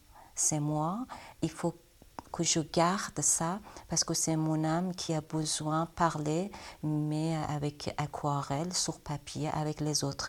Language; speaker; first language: French; non-native, learner; Persian